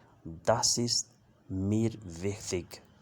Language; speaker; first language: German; non-native, learner; Urdu